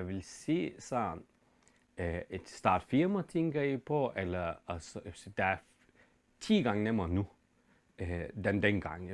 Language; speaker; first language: Danish; non-native, fluent; Turkish